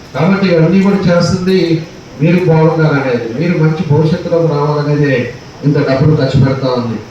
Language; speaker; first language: Telugu; native; Telugu